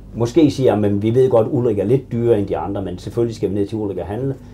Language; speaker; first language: Danish; native; Danish